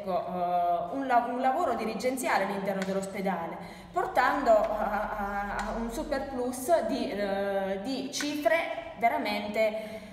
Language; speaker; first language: Italian; native; Italian